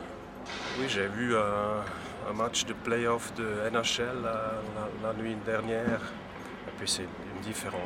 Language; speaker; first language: French; non-native, local second language; German